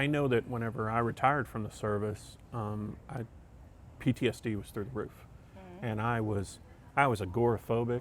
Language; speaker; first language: English; native; English